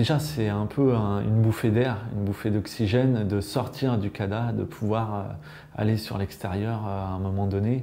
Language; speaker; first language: French; native; French